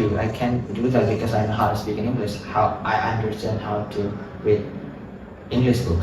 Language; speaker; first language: English; non-native, fluent; Indonesian